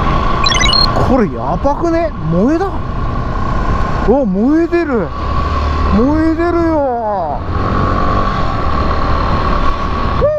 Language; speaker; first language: Japanese; native; Japanese